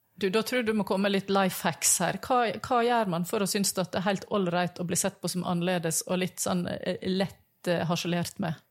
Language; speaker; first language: Norwegian; native; Norwegian